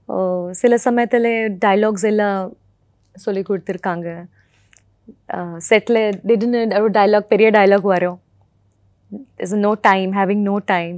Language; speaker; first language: Tamil; non-native, fluent; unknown